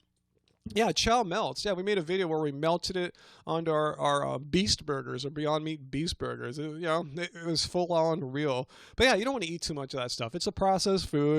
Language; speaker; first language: English; native; English